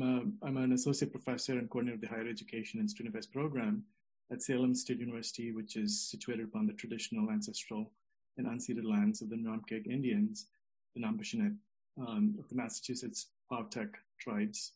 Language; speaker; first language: English; non-native, local second language; Telugu